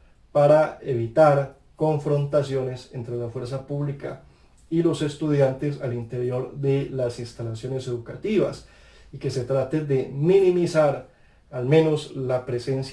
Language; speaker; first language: Spanish; native; Spanish